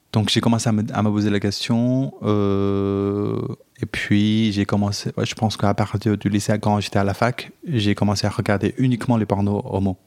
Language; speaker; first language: French; non-native, fluent; Chinese